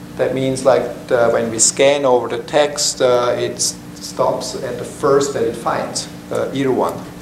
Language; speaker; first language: English; non-native, fluent; German